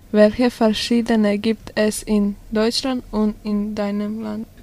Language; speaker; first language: German; non-native, learner; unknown